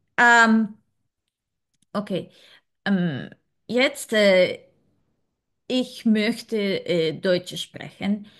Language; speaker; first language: German; non-native, learner; Serbian